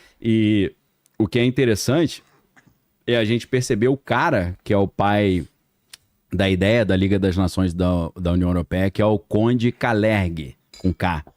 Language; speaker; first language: Portuguese; native; Portuguese